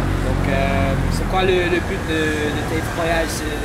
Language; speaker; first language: French; non-native, fluent; English